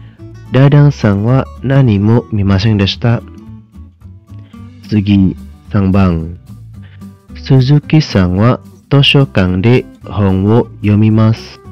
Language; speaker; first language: Japanese; non-native, fluent; Indonesian